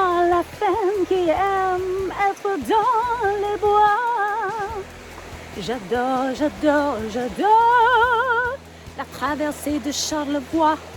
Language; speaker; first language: French; non-native, learner; English